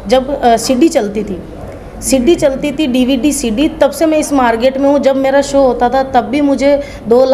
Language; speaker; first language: Hindi; native; Hindi